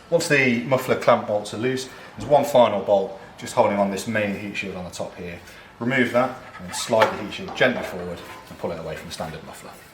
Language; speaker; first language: English; native; English